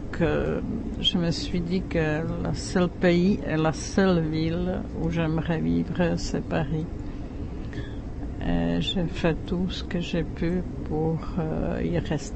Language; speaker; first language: French; non-native, fluent; Czech